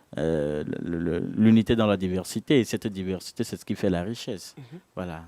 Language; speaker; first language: French; non-native, local second language; Ewe